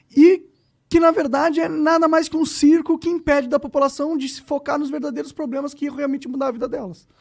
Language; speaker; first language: Portuguese; native; Portuguese